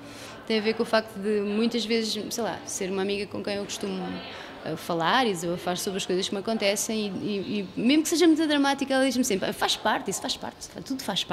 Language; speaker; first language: Portuguese; native; Portuguese